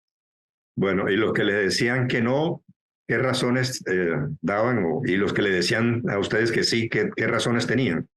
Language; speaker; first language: Spanish; native; Spanish